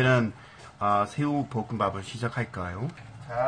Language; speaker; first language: Korean; non-native, fluent; English